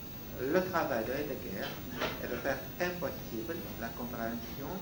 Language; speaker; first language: French; non-native, fluent; Russian